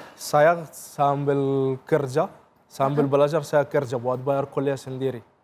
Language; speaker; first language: Indonesian; non-native, fluent; Arabic